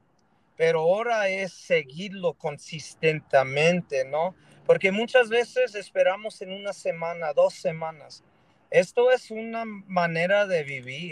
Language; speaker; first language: Spanish; early bilingual, heritage; Spanish